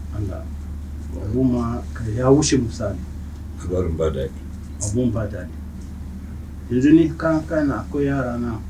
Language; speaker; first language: Hausa; non-native, local second language; Fula